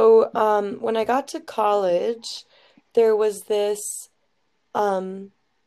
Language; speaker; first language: English; native; English